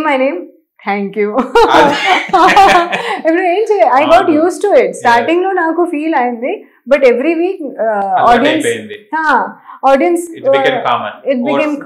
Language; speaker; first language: Telugu; non-native, learner; Hindi